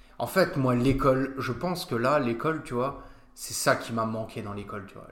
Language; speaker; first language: French; native; French